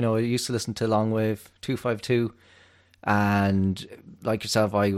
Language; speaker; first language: English; native; English